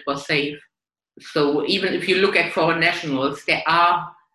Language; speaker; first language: English; non-native, fluent; German